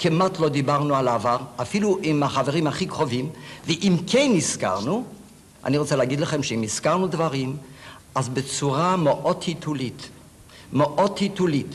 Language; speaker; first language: Hebrew; non-native, fluent; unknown